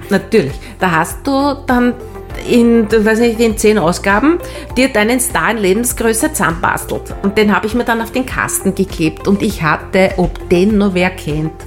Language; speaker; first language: German; native; German